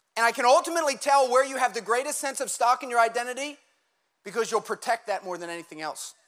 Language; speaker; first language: English; early bilingual, other home language; German